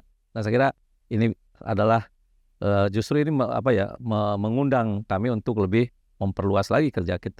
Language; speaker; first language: Indonesian; native; Indonesian